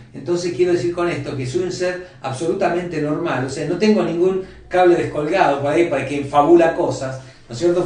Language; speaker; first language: Spanish; native; Spanish